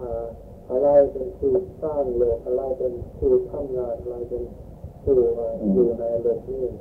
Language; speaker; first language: Thai; non-native, learner; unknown